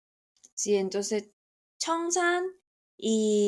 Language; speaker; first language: Spanish; non-native, fluent; Korean